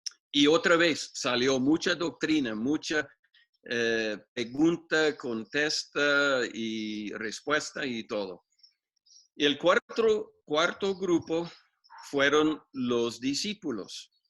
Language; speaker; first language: Spanish; non-native, fluent; English